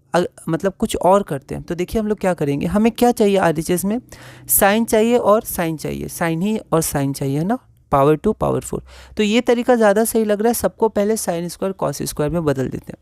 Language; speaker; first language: Hindi; native; Hindi